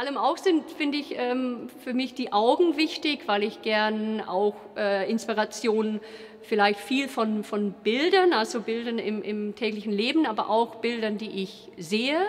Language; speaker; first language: German; non-native, fluent; English